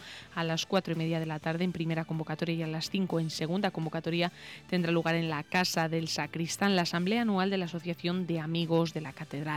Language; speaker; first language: Spanish; native; Spanish